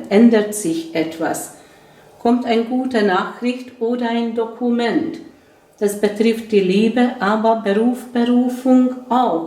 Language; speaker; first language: German; non-native, fluent; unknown